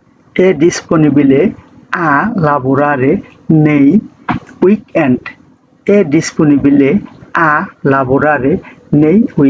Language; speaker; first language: Italian; non-native, learner; Bangla